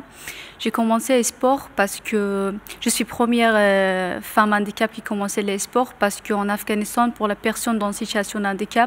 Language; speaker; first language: French; non-native, learner; Persian